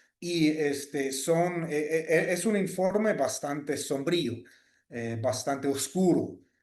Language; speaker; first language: Spanish; non-native, fluent; English